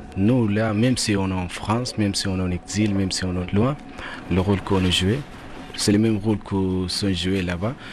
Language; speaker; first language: French; non-native, fluent; Arabic